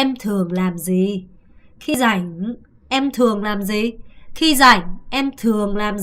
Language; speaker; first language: Vietnamese; non-native, fluent; Korean